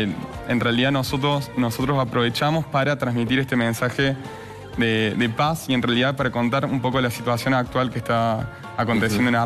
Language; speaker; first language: Spanish; native; Spanish